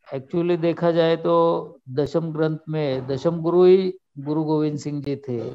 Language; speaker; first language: Hindi; non-native, local second language; Marathi